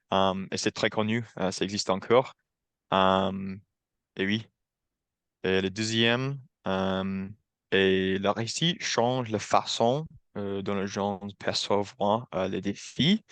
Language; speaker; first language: French; non-native, learner; English